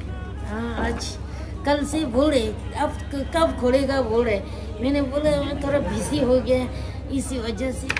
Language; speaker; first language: Hindi; non-native, local second language; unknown